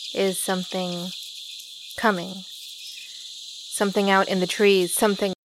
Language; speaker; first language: English; early bilingual, other home language; Filipino